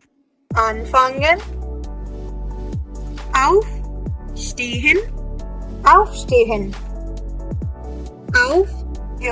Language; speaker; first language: German; non-native, fluent; Hindi